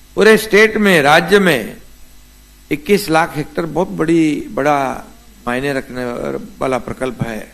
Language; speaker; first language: Hindi; non-native, local second language; Marathi